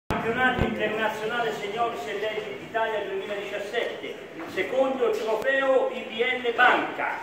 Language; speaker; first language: Italian; native; Italian